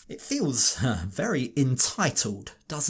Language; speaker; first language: English; native; English